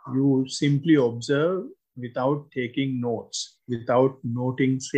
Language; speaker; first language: English; non-native, local second language; Sinhala